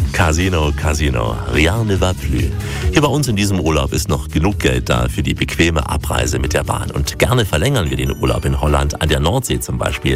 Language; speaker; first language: German; native; German